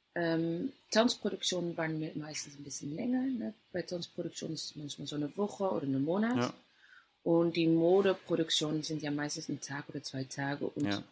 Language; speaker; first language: German; non-native, fluent; Dutch